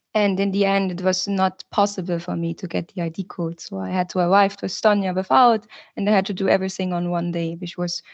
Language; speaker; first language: English; non-native, fluent; German